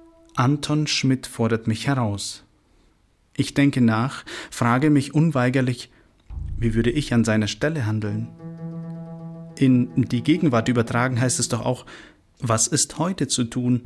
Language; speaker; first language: German; native; German